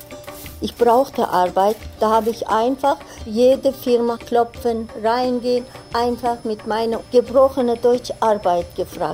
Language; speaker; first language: German; non-native, learner; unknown